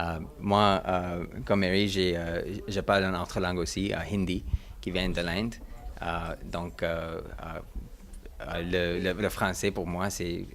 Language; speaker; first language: French; non-native, learner; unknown